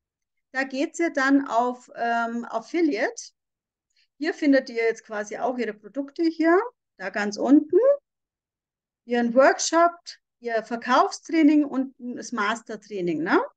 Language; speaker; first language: German; native; German